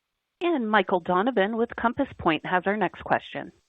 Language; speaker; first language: English; native; English